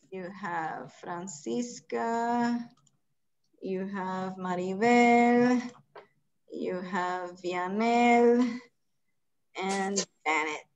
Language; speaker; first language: English; non-native, fluent; Spanish